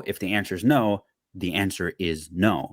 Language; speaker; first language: English; native; English